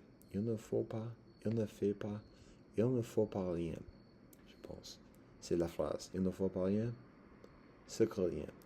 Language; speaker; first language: French; non-native, learner; English